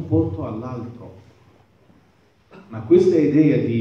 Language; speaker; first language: Italian; non-native, fluent; Arabic